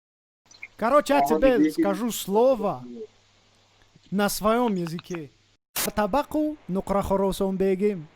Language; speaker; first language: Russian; non-native, local second language; Tajik